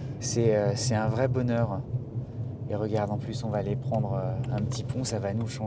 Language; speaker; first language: French; native; French